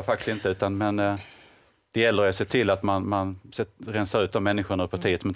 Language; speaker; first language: Swedish; native; Swedish